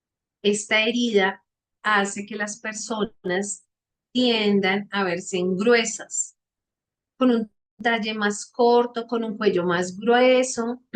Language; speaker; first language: Spanish; native; Spanish